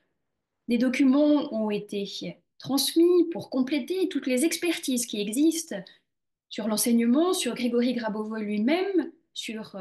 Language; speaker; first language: French; native; French